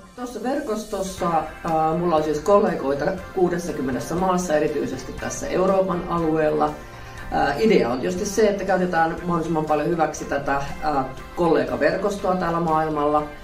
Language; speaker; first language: Finnish; native; Finnish